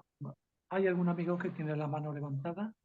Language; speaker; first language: Spanish; native; Spanish